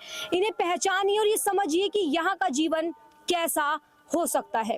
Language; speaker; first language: Hindi; native; Hindi